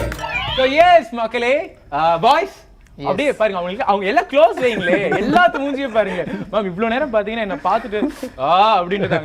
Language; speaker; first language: Tamil; native; Tamil